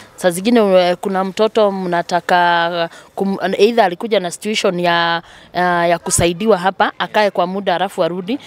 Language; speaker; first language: Swahili; native; Swahili